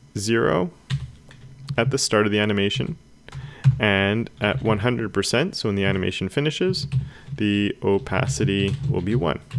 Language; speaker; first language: English; native; English